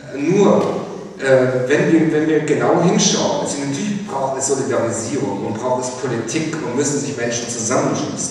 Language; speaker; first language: German; native; German